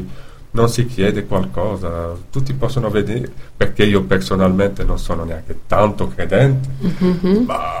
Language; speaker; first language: Italian; non-native, fluent; Dutch